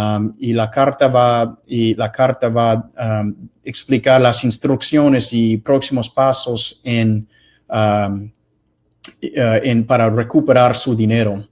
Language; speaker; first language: Spanish; non-native, fluent; English